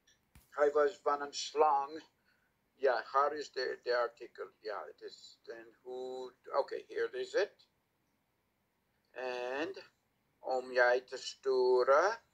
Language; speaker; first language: Dutch; non-native, learner; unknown